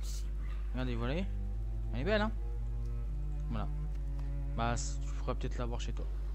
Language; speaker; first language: French; native; French